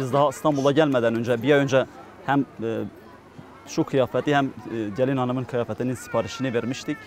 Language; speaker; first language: Turkish; non-native, local second language; Kurdish